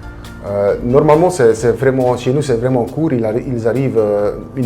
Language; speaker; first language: French; non-native, local second language; Dutch